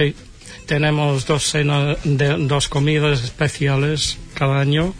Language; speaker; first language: Spanish; non-native, fluent; English